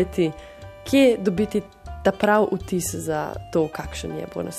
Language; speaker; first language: Slovenian; native; Slovenian